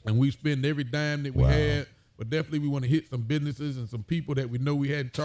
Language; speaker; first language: English; native; English